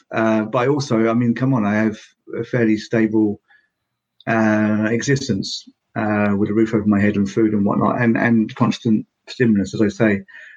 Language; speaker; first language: English; native; English